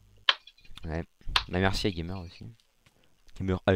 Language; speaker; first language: French; native; French